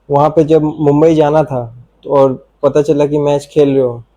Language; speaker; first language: Hindi; non-native, local second language; Bangla